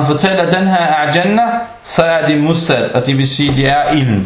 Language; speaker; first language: Danish; early bilingual, other home language; Arabic